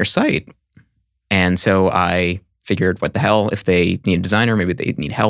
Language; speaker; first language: English; native; English